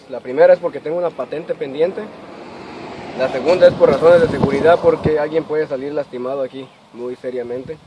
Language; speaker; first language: Spanish; native; Spanish